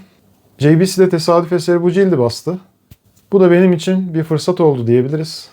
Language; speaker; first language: Turkish; native; Turkish